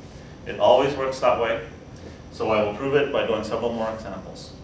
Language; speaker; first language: English; native; English